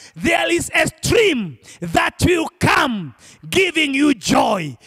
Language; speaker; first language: English; non-native, local second language; Swahili